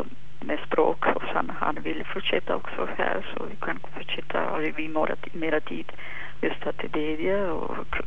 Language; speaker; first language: Swedish; non-native, fluent; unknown